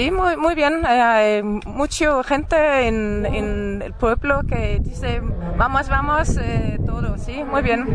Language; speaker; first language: Spanish; non-native, learner; Danish